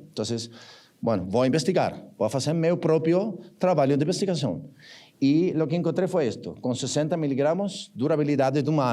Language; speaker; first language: Portuguese; non-native, learner; Spanish